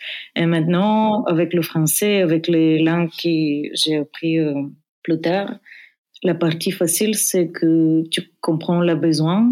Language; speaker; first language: French; non-native, fluent; Bulgarian